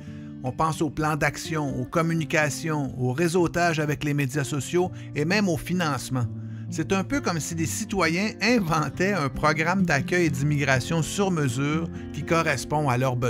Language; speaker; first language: French; native; French